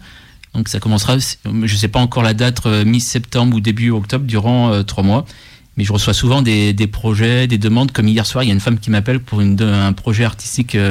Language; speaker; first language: French; native; French